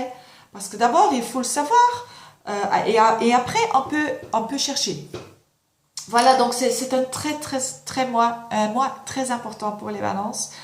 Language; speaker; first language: French; non-native, local second language; Dutch